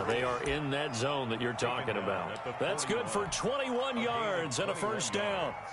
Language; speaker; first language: English; native; English